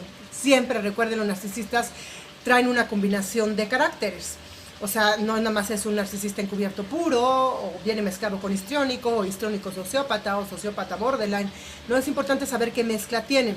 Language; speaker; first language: Spanish; native; Spanish